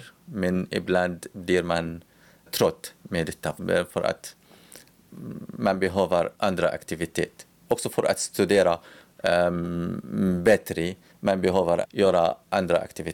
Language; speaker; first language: Swedish; non-native, learner; Arabic